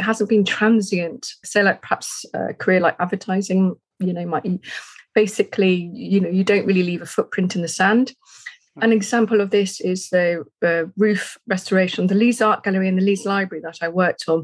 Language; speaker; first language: English; native; English